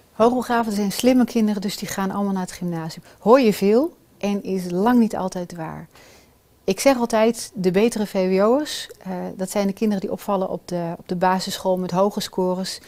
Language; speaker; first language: Dutch; native; Dutch